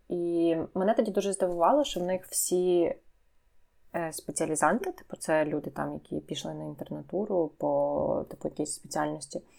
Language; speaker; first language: Ukrainian; native; Ukrainian